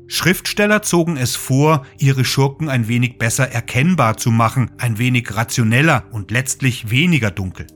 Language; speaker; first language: German; native; German